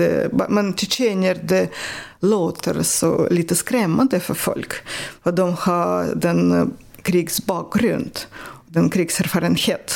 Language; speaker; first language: Swedish; non-native, fluent; Russian